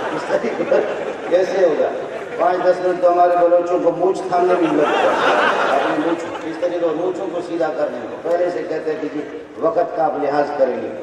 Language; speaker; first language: Urdu; non-native, local second language; Brahui